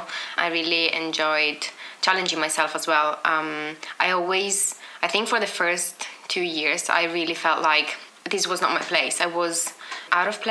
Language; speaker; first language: English; non-native, fluent; Italian